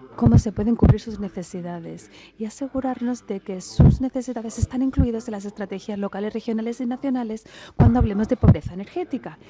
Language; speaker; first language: Spanish; non-native, fluent; English